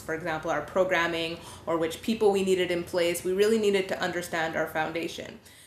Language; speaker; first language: English; native; English